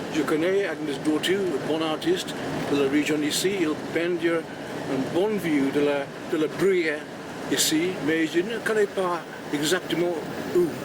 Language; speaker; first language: French; non-native, learner; English